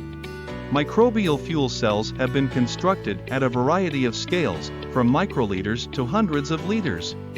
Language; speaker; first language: English; non-native, fluent; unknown